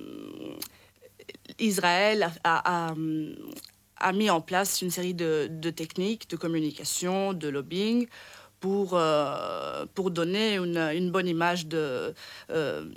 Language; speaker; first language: French; non-native, fluent; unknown